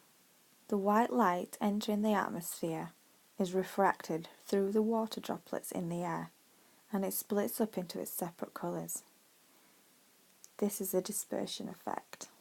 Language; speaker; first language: English; native; English